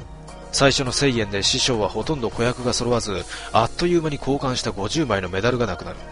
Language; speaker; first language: Japanese; native; Japanese